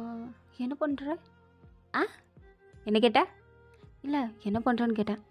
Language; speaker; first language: Tamil; native; Tamil